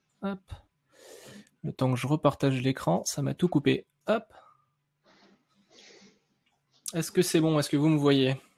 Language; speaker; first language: French; native; French